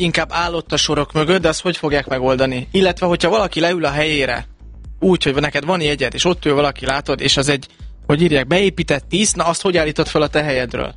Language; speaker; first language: Hungarian; native; Hungarian